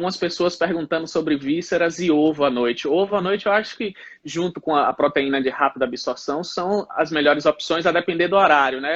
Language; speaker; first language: Portuguese; native; Portuguese